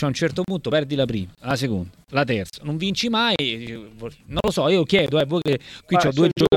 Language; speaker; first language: Italian; native; Italian